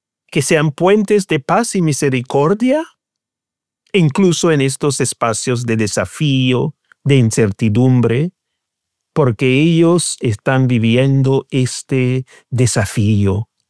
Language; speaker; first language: Spanish; non-native, fluent; English